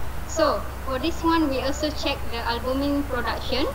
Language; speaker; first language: English; non-native, local second language; Malay